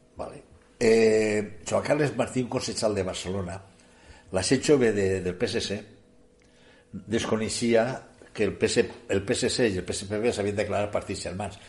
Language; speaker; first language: Catalan; native; Catalan